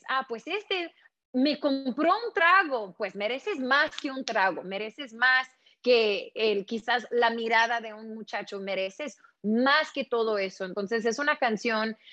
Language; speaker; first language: Spanish; early bilingual, heritage; Spanish